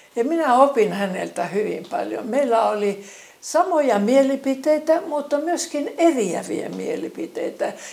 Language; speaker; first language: Finnish; early bilingual, other home language; Estonian